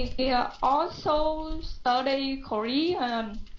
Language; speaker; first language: English; non-native, learner; Vietnamese